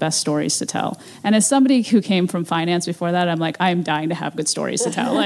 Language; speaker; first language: English; native; English